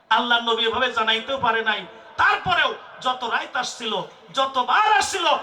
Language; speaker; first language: Bangla; non-native, local second language; Assamese